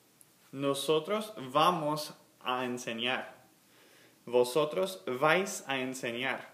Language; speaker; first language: Spanish; non-native, fluent; English